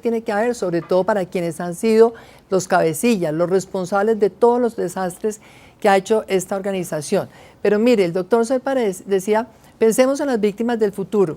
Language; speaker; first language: Spanish; native; Spanish